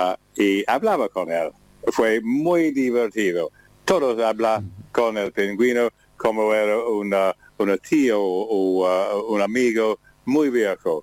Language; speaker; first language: Spanish; non-native, learner; English